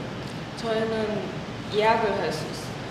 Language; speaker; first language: Korean; early bilingual, heritage; Korean